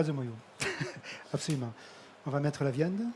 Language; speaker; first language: French; native; French